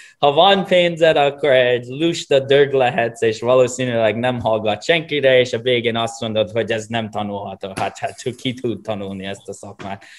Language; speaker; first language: Hungarian; non-native, fluent; English